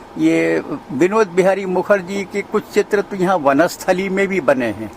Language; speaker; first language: Hindi; non-native, local second language; Gujarati